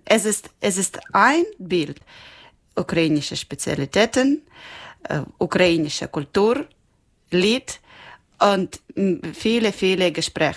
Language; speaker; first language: German; non-native, learner; Ukrainian